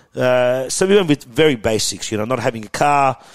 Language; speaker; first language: English; early bilingual, other home language; Persian